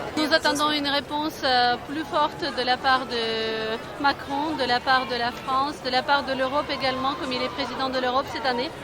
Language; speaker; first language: French; non-native, fluent; Ukrainian